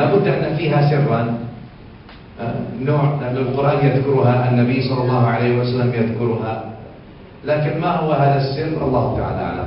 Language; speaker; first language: Arabic; native; Arabic